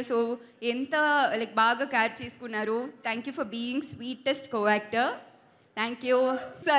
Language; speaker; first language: Telugu; non-native, learner; Tamil